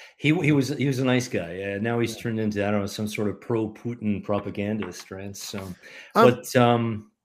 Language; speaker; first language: English; non-native, fluent; Ukrainian